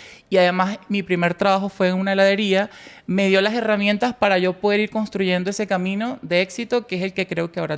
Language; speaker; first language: Spanish; native; Spanish